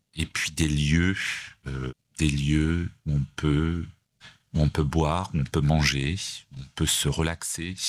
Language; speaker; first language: French; native; French